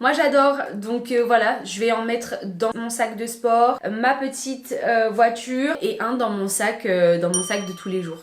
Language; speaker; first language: French; native; French